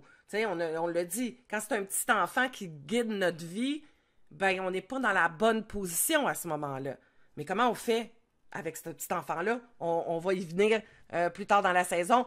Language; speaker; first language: French; native; French